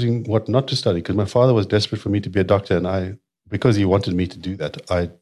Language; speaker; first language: English; native; English